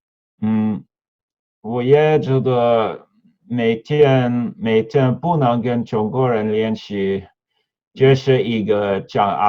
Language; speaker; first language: Chinese; non-native, learner; Norwegian